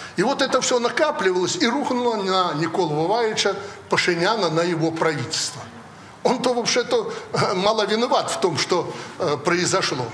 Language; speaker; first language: Russian; native; Russian